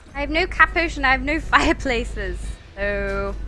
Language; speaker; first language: English; native; English